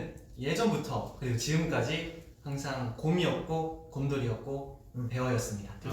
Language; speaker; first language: Korean; native; Korean